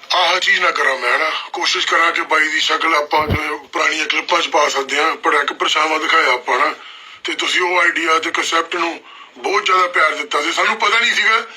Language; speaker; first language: Punjabi; early bilingual, heritage; Punjabi